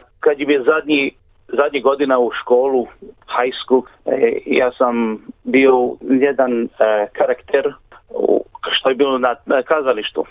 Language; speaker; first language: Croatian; early bilingual, heritage; Croatian